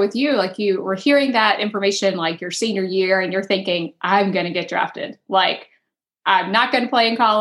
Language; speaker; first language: English; native; English